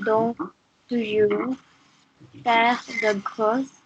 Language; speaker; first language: French; non-native, learner; English